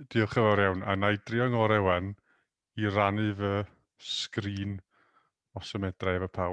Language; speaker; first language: Welsh; native; Welsh